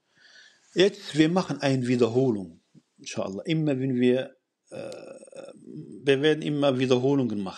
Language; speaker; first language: German; non-native, fluent; Arabic